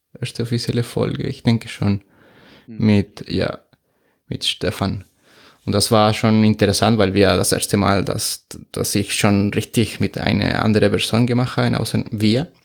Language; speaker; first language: German; non-native, fluent; Spanish